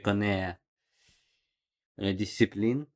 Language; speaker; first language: French; non-native, learner; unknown